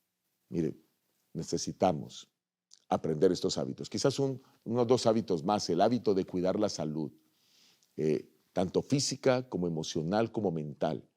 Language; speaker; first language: Spanish; native; Spanish